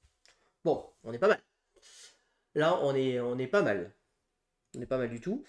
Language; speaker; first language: French; native; French